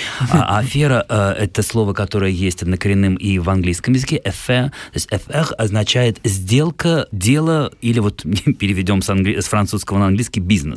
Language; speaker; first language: Russian; native; Russian